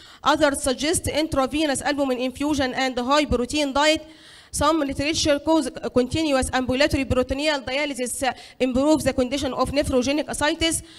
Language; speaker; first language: English; non-native, fluent; Arabic